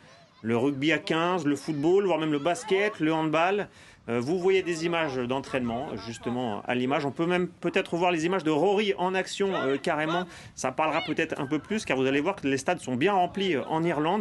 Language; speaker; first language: French; native; French